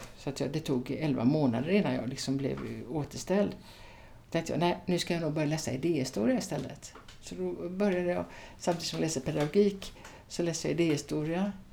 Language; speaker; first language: Swedish; native; Swedish